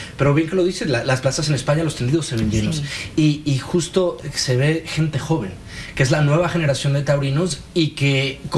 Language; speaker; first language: Spanish; native; Spanish